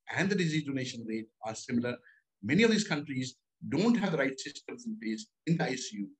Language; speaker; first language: English; non-native, local second language; Hindi